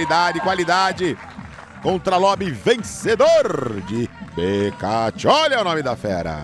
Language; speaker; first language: Portuguese; native; Portuguese